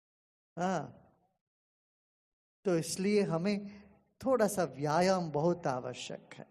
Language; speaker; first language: Hindi; non-native, local second language; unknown